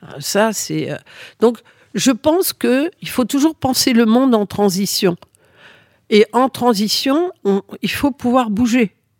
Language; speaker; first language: French; early bilingual, other home language; Spanish